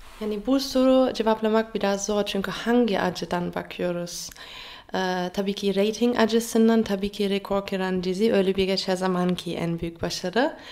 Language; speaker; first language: Turkish; non-native, fluent; German